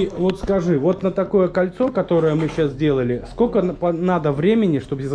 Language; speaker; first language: Russian; native; Russian